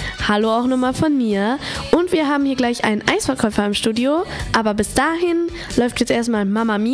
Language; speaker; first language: German; native; German